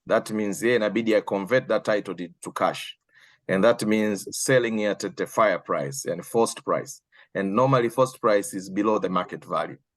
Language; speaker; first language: English; non-native, local second language; Swahili